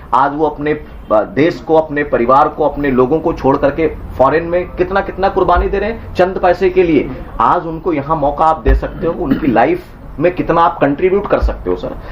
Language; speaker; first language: Hindi; native; Hindi